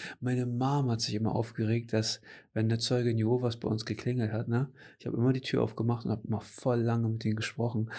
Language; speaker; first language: German; early bilingual, other home language; Portuguese